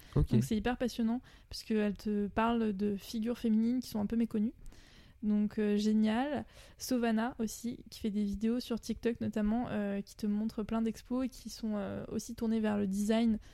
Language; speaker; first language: French; native; French